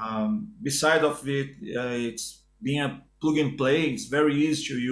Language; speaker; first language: English; non-native, learner; Portuguese